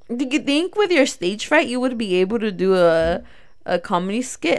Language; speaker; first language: English; early bilingual, other home language; Spanish